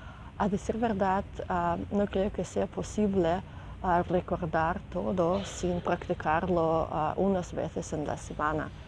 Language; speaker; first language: Spanish; non-native, learner; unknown